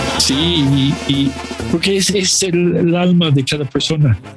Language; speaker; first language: Spanish; non-native, learner; English